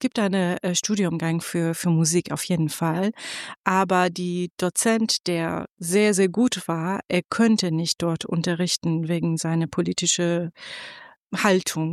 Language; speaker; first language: German; non-native, fluent; Persian